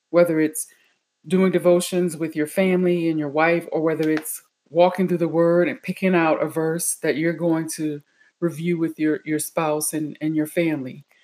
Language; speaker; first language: English; native; English